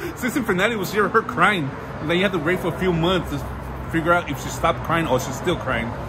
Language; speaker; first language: English; early bilingual, other home language; Spanish